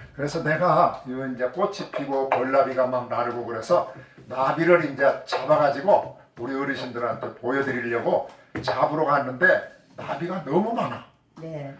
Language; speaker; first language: Korean; native; Korean